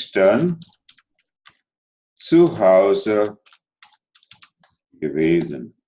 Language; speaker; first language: German; non-native, fluent; Telugu